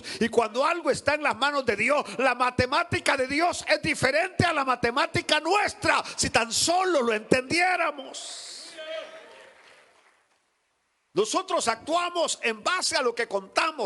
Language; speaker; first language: Spanish; native; Spanish